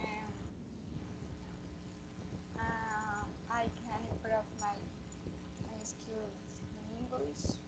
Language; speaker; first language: English; non-native, learner; Spanish